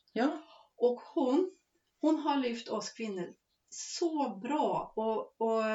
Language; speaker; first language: Swedish; native; Swedish